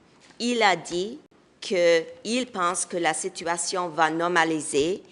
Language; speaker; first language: French; non-native, fluent; English